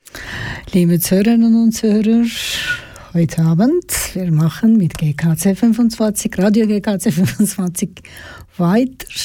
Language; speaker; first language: German; non-native, learner; Georgian